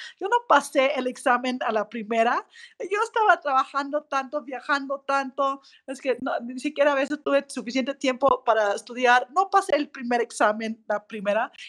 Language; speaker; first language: Spanish; non-native, fluent; English